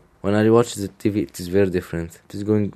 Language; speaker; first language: English; non-native, learner; Arabic